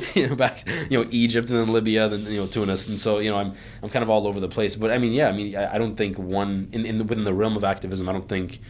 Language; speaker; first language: English; early bilingual, other home language; Arabic